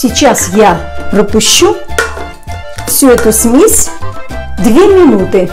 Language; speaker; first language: Russian; native; Russian